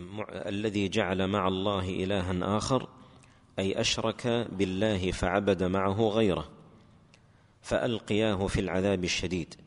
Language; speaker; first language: Arabic; native; Arabic